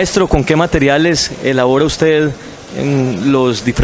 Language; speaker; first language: Spanish; native; Spanish